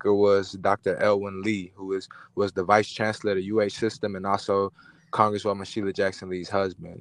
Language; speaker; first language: English; native; English